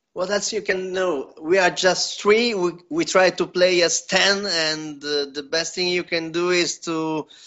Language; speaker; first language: English; non-native, learner; Italian